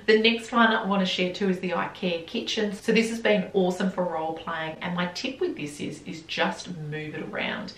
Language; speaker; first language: English; native; English